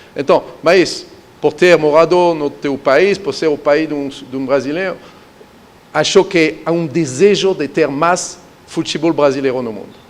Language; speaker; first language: Portuguese; non-native, fluent; French